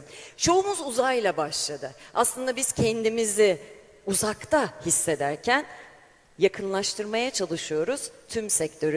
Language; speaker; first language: Turkish; native; Turkish